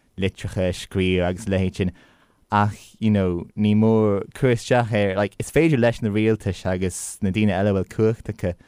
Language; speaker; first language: Irish; non-native, local second language; English